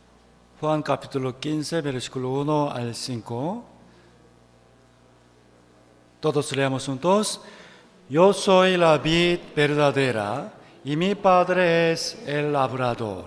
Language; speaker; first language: Spanish; non-native, fluent; Korean